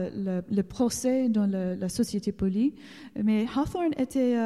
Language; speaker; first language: French; non-native, learner; English